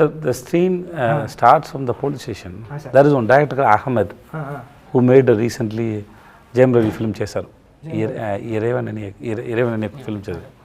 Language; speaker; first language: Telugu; non-native, learner; Tamil